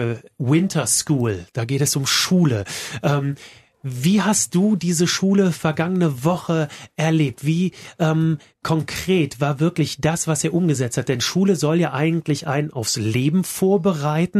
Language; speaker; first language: German; native; German